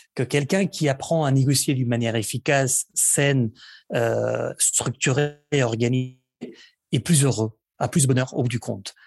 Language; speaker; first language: French; non-native, fluent; Spanish